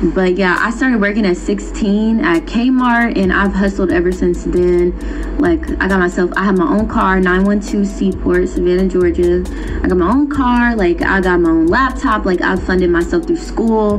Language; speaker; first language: English; native; English